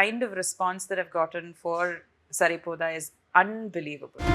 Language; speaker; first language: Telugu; non-native, fluent; Tamil